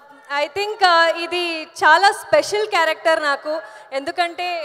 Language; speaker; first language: Telugu; non-native, learner; Kannada